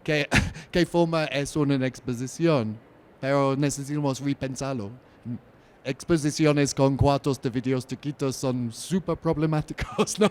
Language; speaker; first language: Spanish; non-native, learner; English